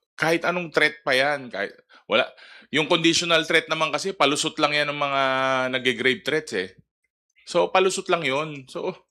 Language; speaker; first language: Filipino; non-native, local second language; Iloko